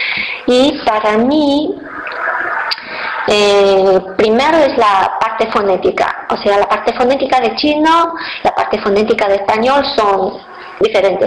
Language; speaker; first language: Spanish; non-native, fluent; Chinese